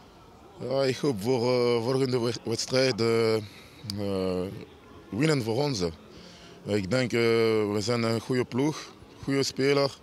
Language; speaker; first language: Dutch; non-native, learner; French